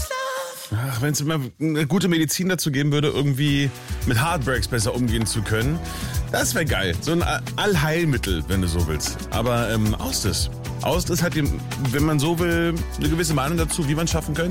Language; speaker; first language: German; native; German